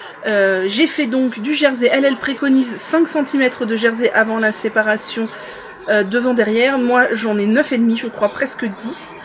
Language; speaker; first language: French; native; French